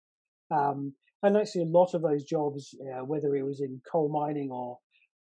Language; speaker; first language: English; native; English